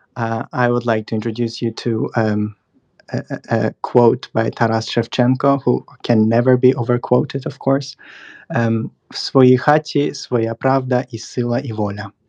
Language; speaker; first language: English; non-native, fluent; Russian